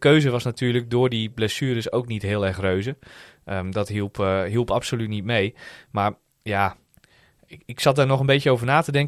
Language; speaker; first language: Dutch; native; Dutch